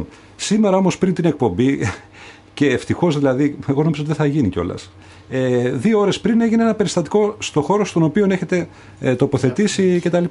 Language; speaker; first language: Greek; native; Greek